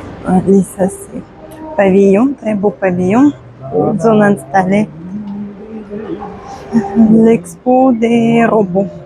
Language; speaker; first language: French; non-native, fluent; Russian